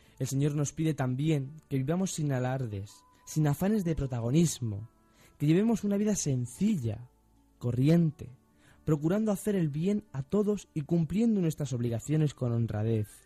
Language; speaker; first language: Spanish; native; Spanish